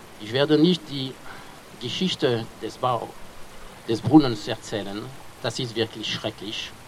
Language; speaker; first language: German; non-native, fluent; French